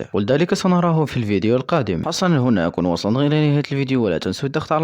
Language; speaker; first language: Arabic; native; Arabic